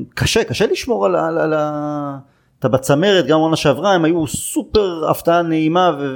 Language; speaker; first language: Hebrew; early bilingual, other home language; Afrikaans